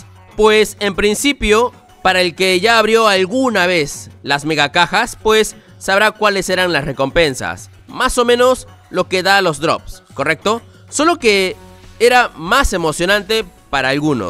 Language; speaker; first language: Spanish; native; Spanish